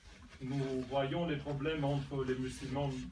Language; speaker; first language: French; non-native, fluent; Serbian